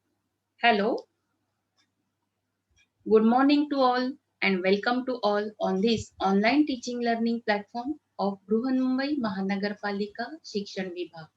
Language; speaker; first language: English; non-native, local second language; Marathi